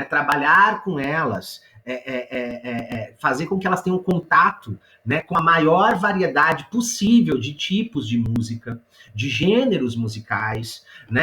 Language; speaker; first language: Portuguese; native; Portuguese